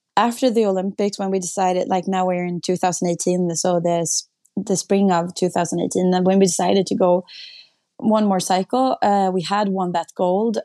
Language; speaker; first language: English; non-native, fluent; Swedish